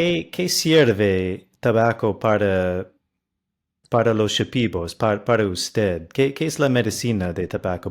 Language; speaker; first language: Spanish; non-native, fluent; English